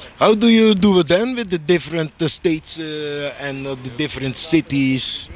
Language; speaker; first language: English; non-native, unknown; Dutch